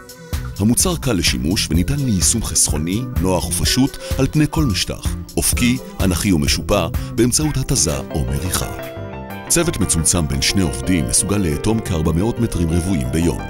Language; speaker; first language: Hebrew; native; Hebrew